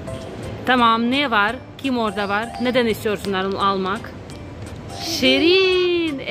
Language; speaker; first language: Turkish; non-native, learner; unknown